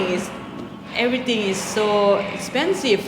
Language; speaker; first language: English; non-native, local second language; Thai